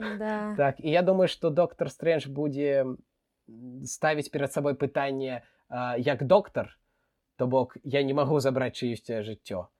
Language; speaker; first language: Belarusian; non-native, local second language; Russian